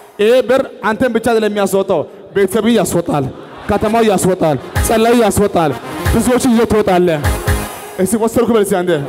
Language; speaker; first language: Amharic; non-native, local second language; Wolaytta